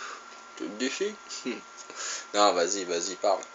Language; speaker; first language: French; native; French